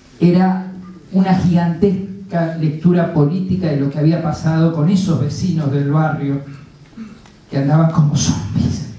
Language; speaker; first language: Spanish; native; Spanish